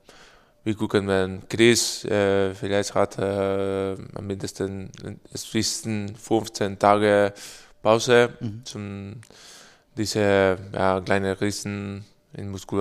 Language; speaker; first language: German; non-native, learner; Spanish